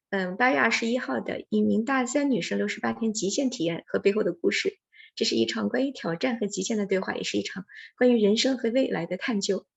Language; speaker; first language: Chinese; native; Chinese